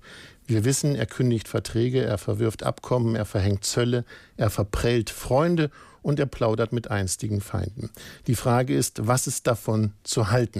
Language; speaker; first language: German; native; German